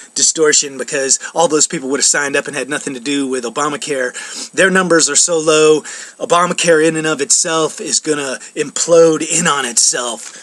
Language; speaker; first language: English; native; English